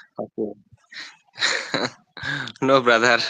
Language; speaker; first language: English; non-native, learner; Bangla